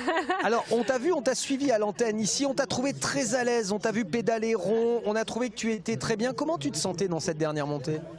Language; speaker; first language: French; native; French